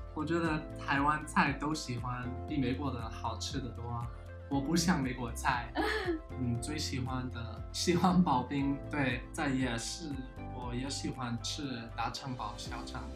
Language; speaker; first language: Chinese; non-native, learner; English